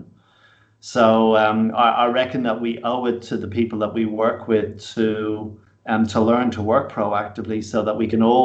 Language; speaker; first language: English; native; English